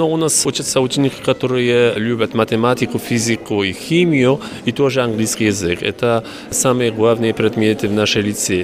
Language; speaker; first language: Russian; non-native, fluent; Polish